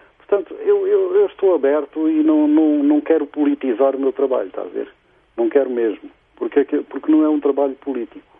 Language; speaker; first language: Portuguese; native; Portuguese